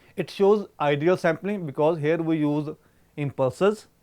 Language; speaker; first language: English; non-native, local second language; Punjabi